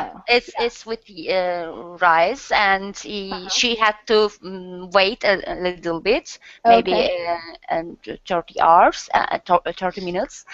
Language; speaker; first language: English; non-native, learner; Turkish